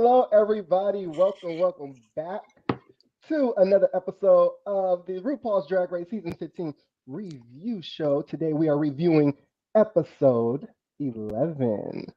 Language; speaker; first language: English; native; English